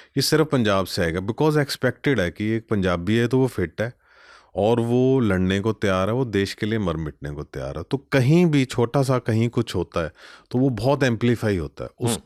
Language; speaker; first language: Hindi; non-native, local second language; Punjabi